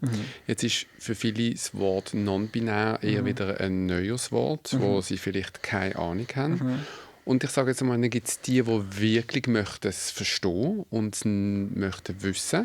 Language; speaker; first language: German; native; German